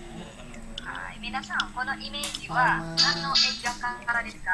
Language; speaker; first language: Japanese; non-native, learner; Indonesian